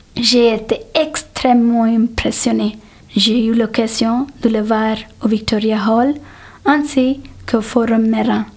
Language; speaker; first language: French; non-native, fluent; Telugu